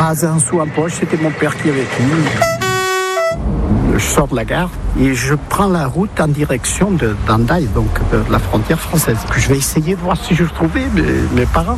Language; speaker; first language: French; early bilingual, other home language; Portuguese